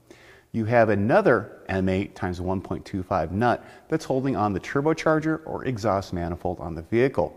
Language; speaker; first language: English; native; English